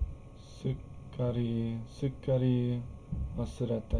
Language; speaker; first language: Japanese; non-native, learner; English